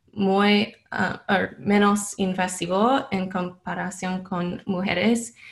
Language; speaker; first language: Spanish; non-native, learner; English